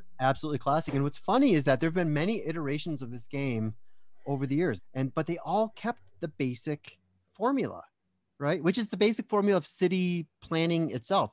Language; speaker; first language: English; native; English